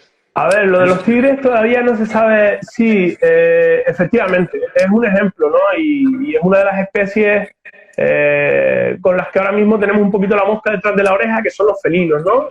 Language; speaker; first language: Spanish; native; Spanish